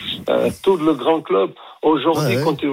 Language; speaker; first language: French; non-native, fluent; Portuguese